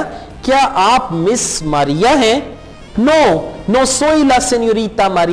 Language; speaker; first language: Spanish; non-native, fluent; Urdu